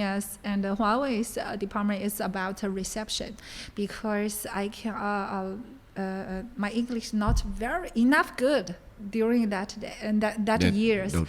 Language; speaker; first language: English; non-native, learner; Chinese